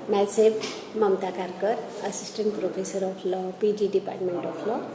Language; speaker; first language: English; non-native, local second language; Gujarati